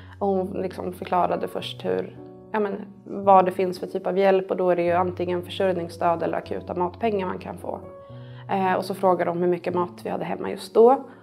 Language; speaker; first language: Swedish; native; Swedish